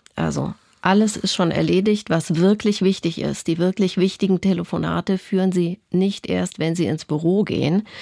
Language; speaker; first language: German; native; German